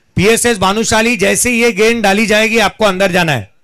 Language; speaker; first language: Hindi; non-native, local second language; Marathi